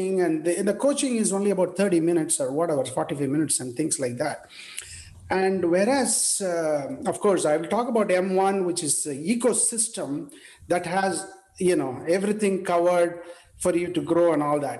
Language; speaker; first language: English; non-native, local second language; Tamil